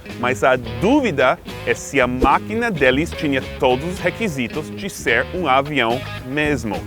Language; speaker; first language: Portuguese; non-native, fluent; English